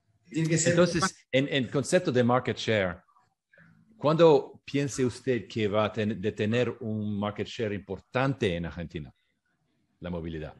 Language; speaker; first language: Spanish; non-native, fluent; French